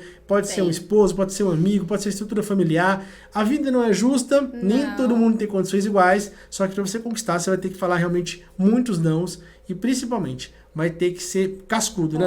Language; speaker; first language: Portuguese; native; Portuguese